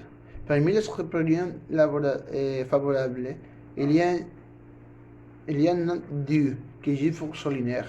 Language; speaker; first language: French; non-native, learner; Spanish